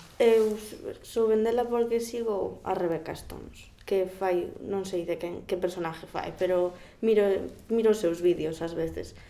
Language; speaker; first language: Galician; non-native, local second language; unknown